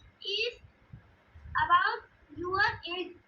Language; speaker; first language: English; non-native, learner; Hindi